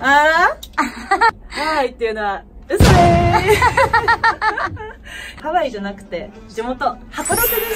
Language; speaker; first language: Japanese; native; Japanese